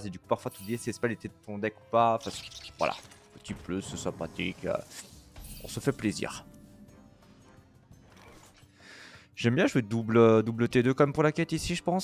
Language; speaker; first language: French; native; French